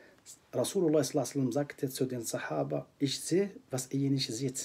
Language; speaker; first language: German; non-native, fluent; Arabic